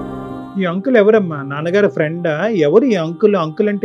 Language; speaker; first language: Telugu; native; Telugu